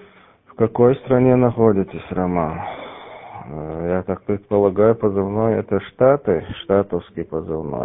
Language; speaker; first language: Russian; native; Russian